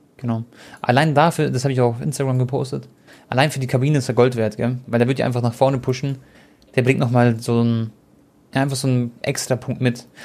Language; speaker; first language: German; early bilingual, other home language; Croatian